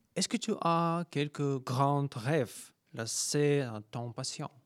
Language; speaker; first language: French; non-native, learner; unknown